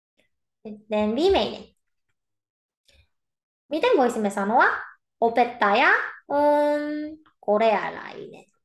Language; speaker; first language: Finnish; non-native, fluent; Korean